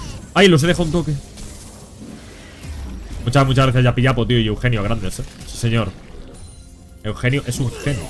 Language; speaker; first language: Spanish; native; Spanish